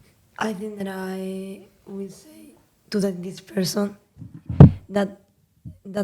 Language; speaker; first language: English; non-native, learner; Spanish